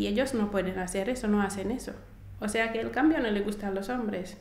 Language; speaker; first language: Spanish; non-native, fluent; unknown